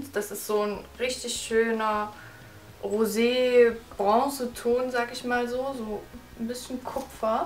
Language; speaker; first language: German; native; German